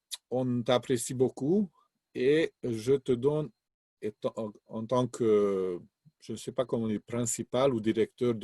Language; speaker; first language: French; non-native, fluent; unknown